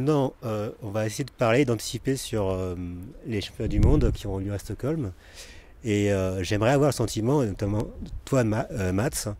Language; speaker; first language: French; native; French